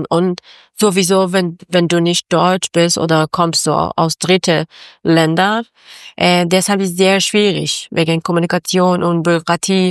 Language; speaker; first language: German; non-native, learner; Persian